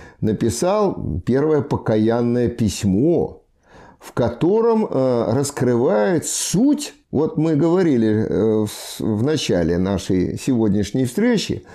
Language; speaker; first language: Russian; native; Russian